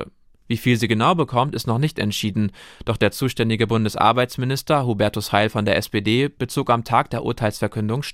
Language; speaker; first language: German; native; German